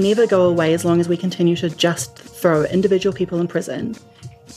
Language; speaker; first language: English; native; English